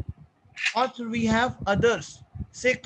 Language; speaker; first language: French; non-native, fluent; Hindi